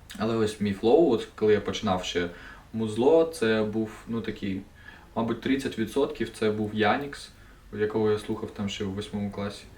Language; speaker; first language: Ukrainian; non-native, local second language; Russian